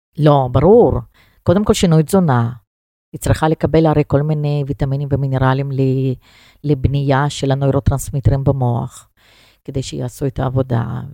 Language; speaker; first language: Hebrew; non-native, fluent; Russian